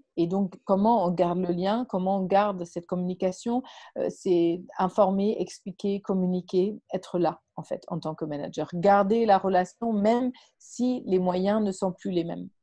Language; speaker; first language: French; non-native, fluent; German